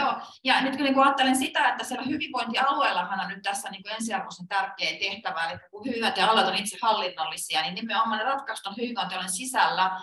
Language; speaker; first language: Finnish; native; Finnish